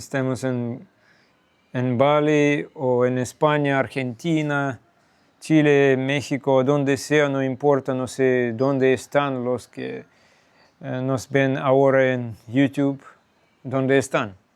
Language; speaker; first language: Spanish; non-native, fluent; Russian